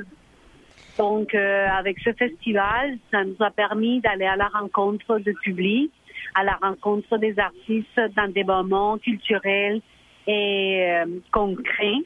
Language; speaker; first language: French; non-native, fluent; Spanish